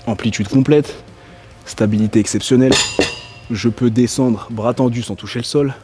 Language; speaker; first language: French; native; French